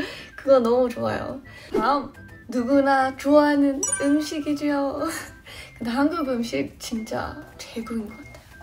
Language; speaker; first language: Korean; non-native, fluent; English